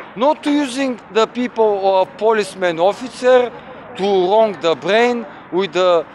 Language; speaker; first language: English; non-native, learner; Bulgarian